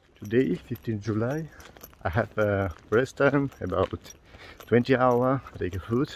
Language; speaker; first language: English; non-native, learner; Russian